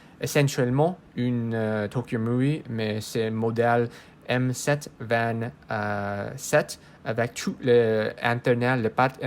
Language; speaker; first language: French; non-native, learner; English